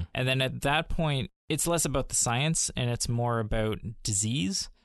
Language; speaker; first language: English; native; English